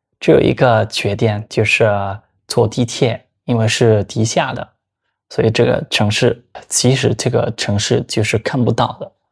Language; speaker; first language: Chinese; non-native, fluent; Spanish